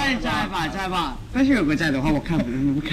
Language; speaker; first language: Chinese; native; Chinese